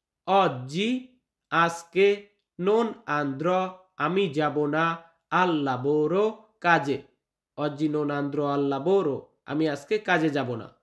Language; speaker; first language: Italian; non-native, learner; Bangla